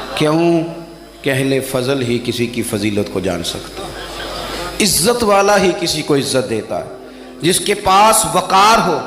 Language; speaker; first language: Urdu; non-native, local second language; Punjabi